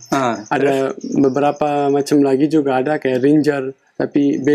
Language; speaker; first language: Indonesian; non-native, fluent; Pashto